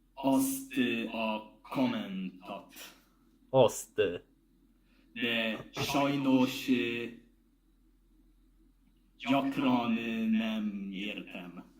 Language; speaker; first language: Hungarian; non-native, learner; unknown